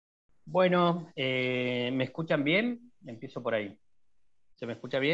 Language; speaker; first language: Spanish; native; Spanish